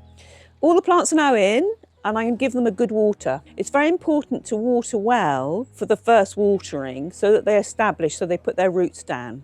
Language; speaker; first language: English; native; English